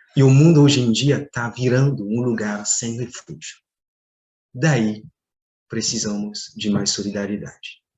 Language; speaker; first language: Portuguese; non-native, fluent; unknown